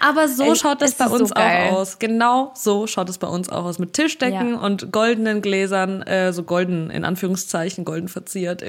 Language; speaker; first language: German; early bilingual, other home language; Russian